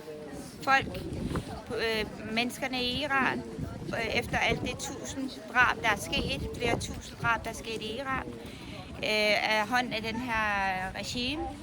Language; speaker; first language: Danish; non-native, fluent; Persian